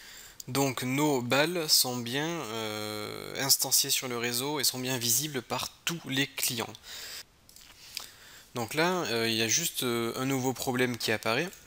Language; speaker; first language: French; native; French